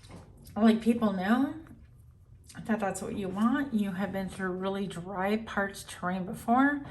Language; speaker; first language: English; native; English